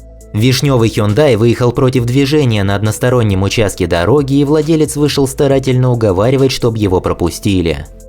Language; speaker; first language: Russian; native; Russian